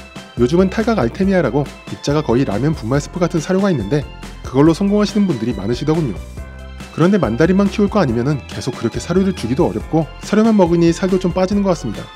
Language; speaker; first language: Korean; native; Korean